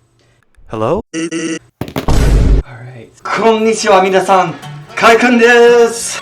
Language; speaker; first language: Japanese; non-native, learner; English